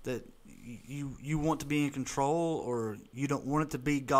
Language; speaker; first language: English; native; English